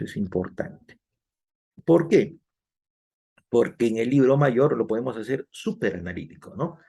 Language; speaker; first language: Spanish; native; Spanish